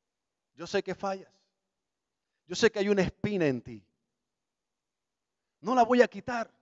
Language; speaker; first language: Spanish; native; Spanish